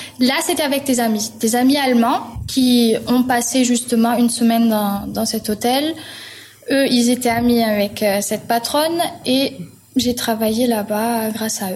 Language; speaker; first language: French; non-native, fluent; German